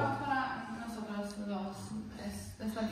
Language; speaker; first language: Spanish; non-native, learner; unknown